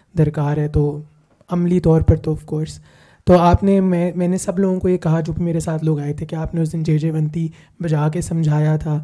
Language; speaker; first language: Urdu; native; Urdu